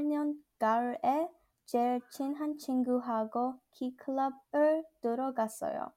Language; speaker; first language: Korean; non-native, learner; English